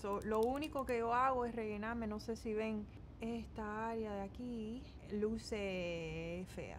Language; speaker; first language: Spanish; early bilingual, heritage; Spanish